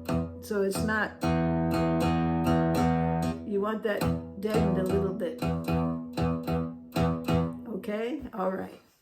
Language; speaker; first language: English; native; English